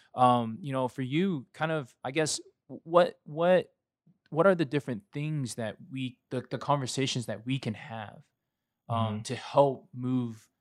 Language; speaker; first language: English; native; English